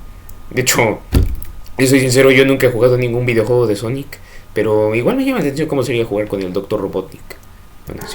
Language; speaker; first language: Spanish; native; Spanish